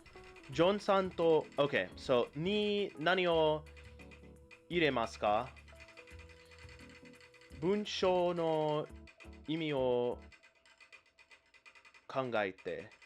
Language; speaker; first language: Japanese; non-native, learner; English